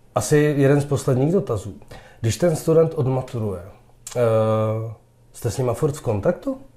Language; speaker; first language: Czech; native; Czech